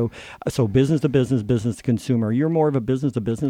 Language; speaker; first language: English; native; English